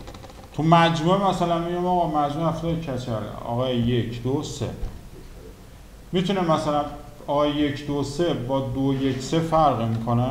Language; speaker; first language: Persian; native; Persian